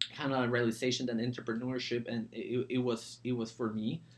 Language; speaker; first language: English; early bilingual, other home language; Spanish